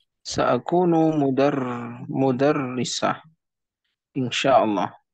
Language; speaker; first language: Arabic; non-native, learner; Indonesian